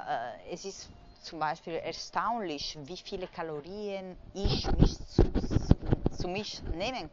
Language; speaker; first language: German; non-native, fluent; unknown